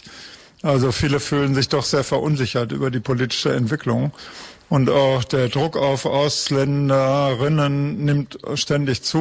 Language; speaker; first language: German; native; German